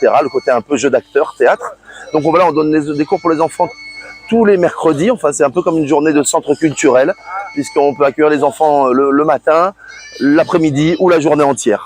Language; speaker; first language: French; native; French